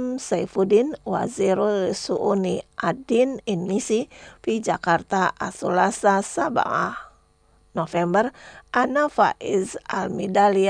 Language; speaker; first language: Arabic; non-native, fluent; Indonesian